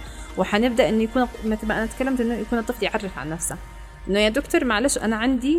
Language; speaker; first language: Arabic; native; Arabic